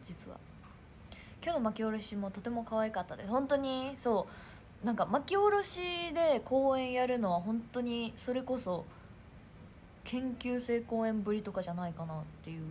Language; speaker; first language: Japanese; native; Japanese